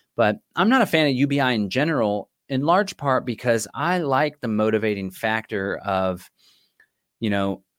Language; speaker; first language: English; native; English